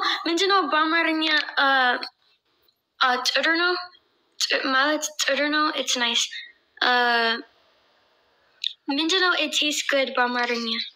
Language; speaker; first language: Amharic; non-native, learner; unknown